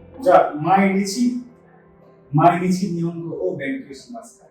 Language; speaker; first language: Japanese; non-native, learner; Bangla